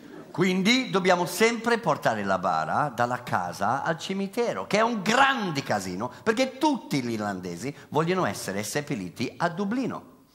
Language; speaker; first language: Italian; non-native, fluent; English